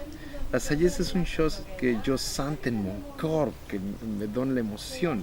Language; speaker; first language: French; non-native, fluent; Spanish